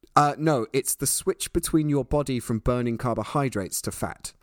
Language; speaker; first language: English; native; English